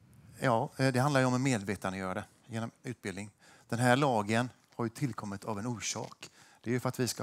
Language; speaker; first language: Swedish; native; Swedish